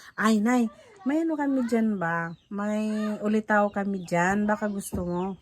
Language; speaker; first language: Filipino; non-native, local second language; Cebuano